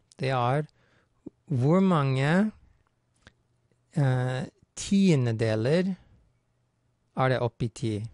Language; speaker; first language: Norwegian; non-native, fluent; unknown